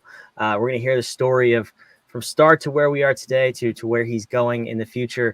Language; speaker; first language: English; native; English